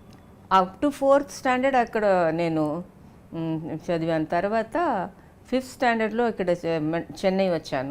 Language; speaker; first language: Telugu; non-native, fluent; Tamil